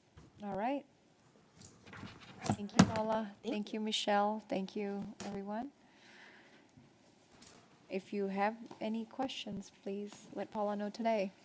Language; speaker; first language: English; native; English